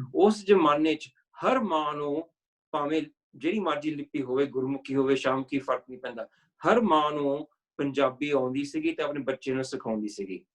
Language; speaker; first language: Punjabi; early bilingual, heritage; Punjabi